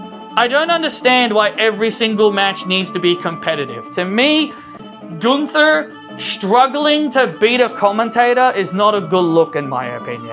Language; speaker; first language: English; native; English